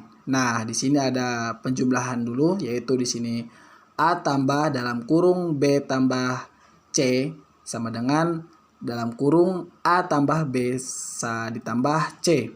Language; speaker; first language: Indonesian; native; Indonesian